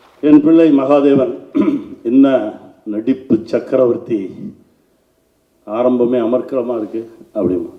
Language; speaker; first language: Tamil; native; Tamil